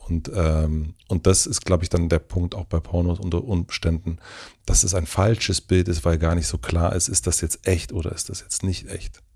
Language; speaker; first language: German; native; German